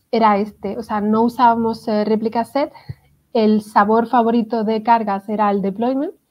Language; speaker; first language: Spanish; native; Spanish